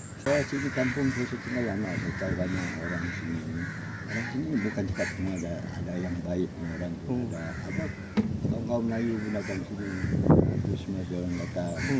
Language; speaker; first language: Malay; non-native, local second language; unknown